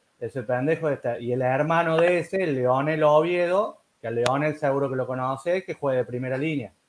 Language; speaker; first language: Spanish; native; Spanish